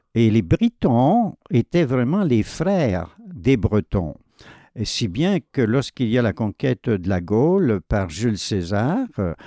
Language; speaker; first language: French; native; French